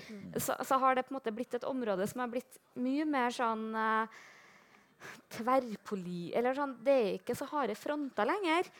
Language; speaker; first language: Norwegian; native; Norwegian